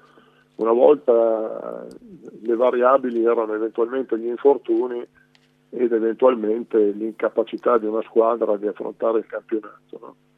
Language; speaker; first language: Italian; native; Italian